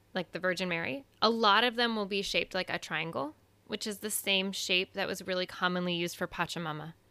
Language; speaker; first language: English; early bilingual, other home language; Spanish